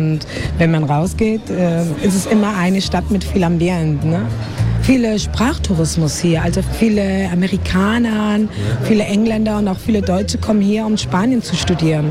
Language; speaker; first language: German; non-native, fluent; Spanish